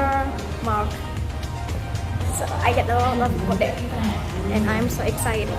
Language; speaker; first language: English; non-native, learner; Indonesian